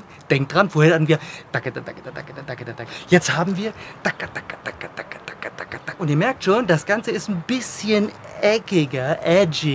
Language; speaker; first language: German; native; German